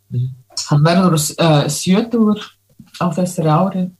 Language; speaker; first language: Icelandic; non-native, fluent; Russian